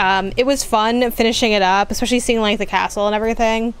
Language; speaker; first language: English; native; English